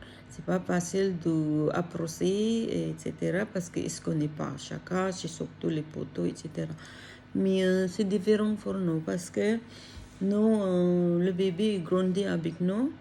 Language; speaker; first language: French; non-native, learner; Filipino